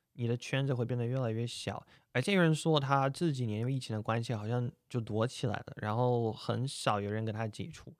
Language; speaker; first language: Chinese; non-native, fluent; Russian